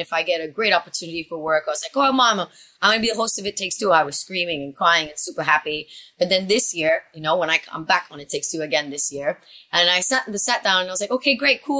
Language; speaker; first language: English; early bilingual, other home language; Spanish